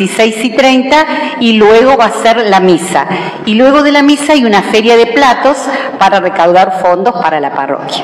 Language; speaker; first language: Spanish; native; Spanish